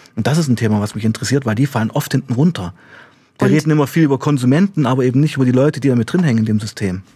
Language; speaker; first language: German; native; German